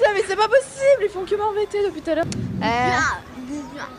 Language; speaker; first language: French; native; French